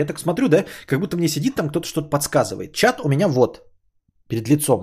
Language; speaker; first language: Russian; native; Russian